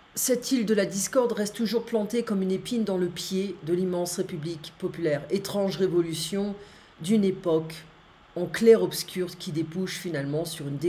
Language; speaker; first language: French; native; French